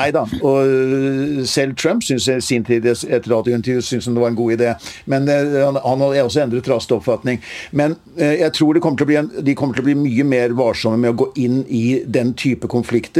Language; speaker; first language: Norwegian; native; Norwegian